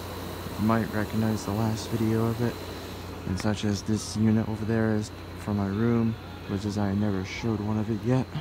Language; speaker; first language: English; native; English